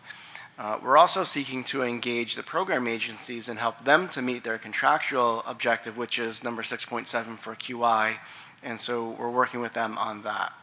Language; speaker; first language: English; native; English